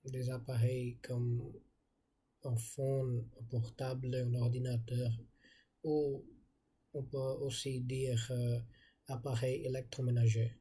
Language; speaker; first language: French; non-native, learner; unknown